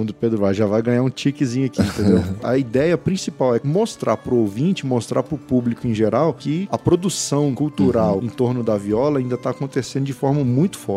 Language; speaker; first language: Portuguese; native; Portuguese